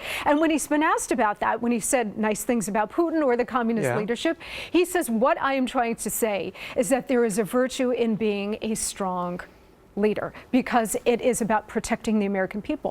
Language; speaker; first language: English; native; English